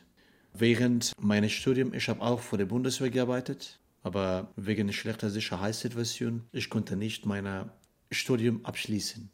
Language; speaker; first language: German; non-native, fluent; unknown